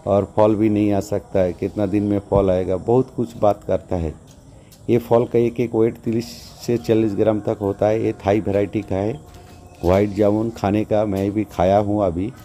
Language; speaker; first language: Hindi; non-native, local second language; Bangla